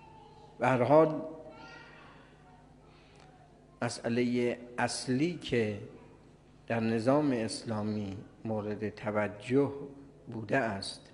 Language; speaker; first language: Persian; native; Persian